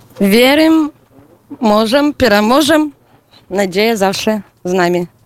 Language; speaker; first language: Polish; non-native, learner; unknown